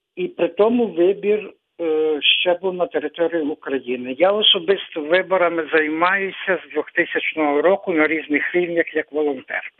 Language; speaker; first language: Ukrainian; native; Ukrainian